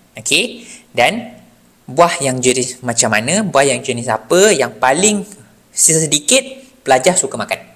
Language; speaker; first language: Malay; non-native, local second language; Chinese